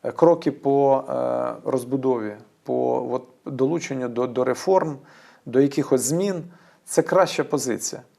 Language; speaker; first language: Ukrainian; native; Ukrainian